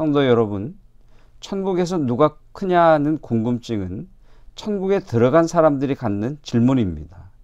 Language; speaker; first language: Korean; native; Korean